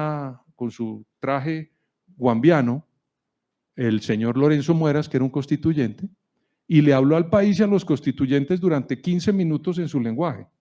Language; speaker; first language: Spanish; native; Spanish